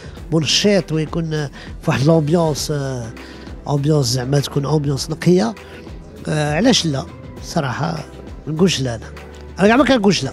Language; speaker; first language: Arabic; early bilingual, heritage; Arabic